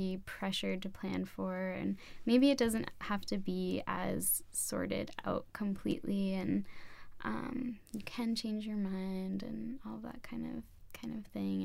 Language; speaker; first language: English; native; English